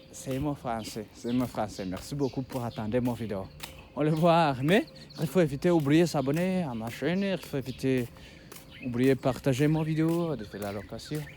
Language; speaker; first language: French; non-native, learner; Kinyarwanda